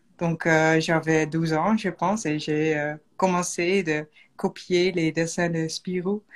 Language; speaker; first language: French; non-native, learner; Dutch